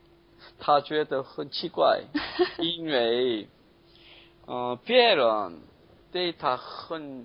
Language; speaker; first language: Chinese; non-native, learner; Korean